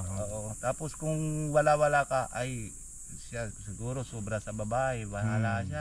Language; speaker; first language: Filipino; non-native, fluent; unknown